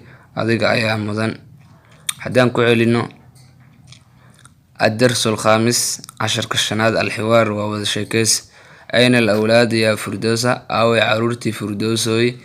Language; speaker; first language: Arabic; non-native, fluent; Somali